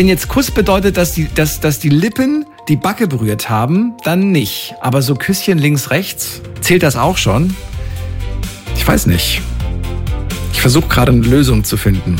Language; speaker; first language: German; native; German